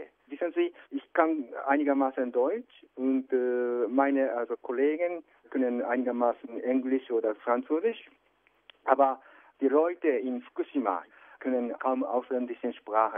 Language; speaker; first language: German; non-native, fluent; Japanese